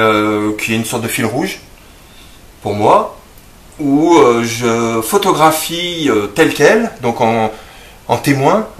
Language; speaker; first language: French; native; French